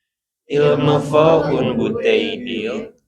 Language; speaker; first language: French; non-native, learner; Indonesian